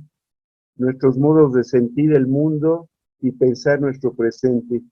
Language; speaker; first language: Spanish; native; Spanish